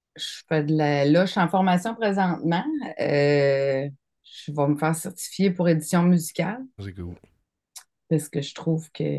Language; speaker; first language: French; native; French